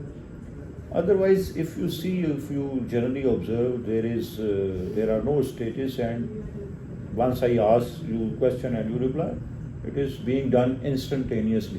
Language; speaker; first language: English; non-native, local second language; Urdu